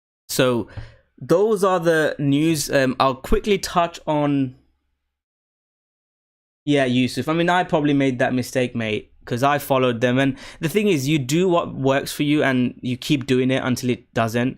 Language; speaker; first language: English; native; English